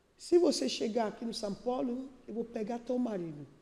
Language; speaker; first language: Portuguese; non-native, learner; Yoruba